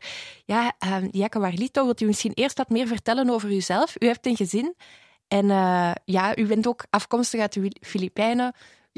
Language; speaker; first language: Dutch; native; Dutch